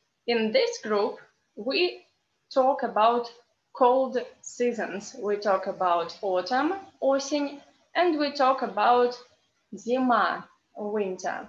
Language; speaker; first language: English; non-native, fluent; Russian